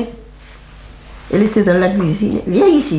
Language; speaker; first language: French; native; French